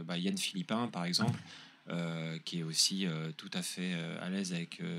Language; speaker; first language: French; native; French